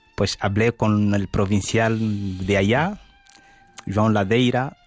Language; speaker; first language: Spanish; non-native, fluent; Portuguese